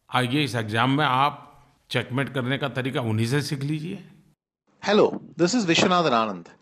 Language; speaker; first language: Hindi; non-native, local second language; Gujarati